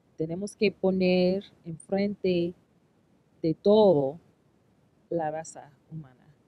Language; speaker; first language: Spanish; non-native, learner; English